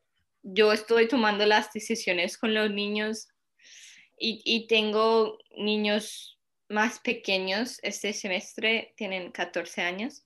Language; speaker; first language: Spanish; early bilingual, heritage; Spanish